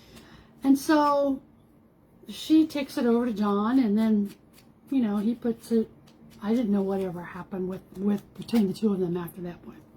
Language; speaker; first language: English; native; English